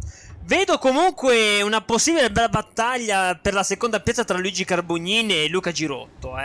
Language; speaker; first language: Italian; native; Italian